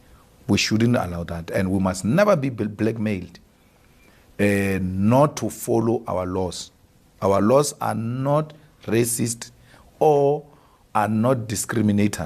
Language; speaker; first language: English; non-native, local second language; Northern Sotho